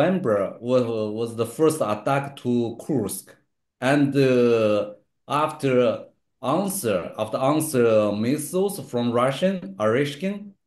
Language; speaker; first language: English; non-native, learner; Chinese